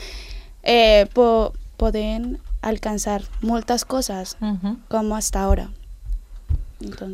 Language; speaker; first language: Catalan; non-native, learner; Spanish